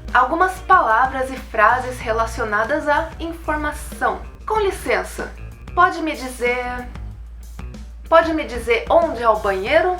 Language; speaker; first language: Portuguese; native; Portuguese